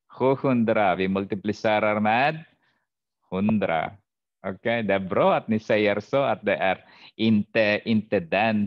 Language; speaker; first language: Swedish; non-native, fluent; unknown